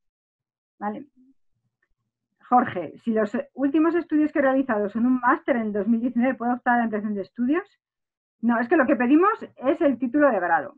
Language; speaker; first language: Spanish; native; Spanish